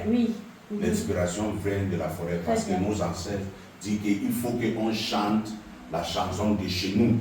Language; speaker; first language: French; non-native, local second language; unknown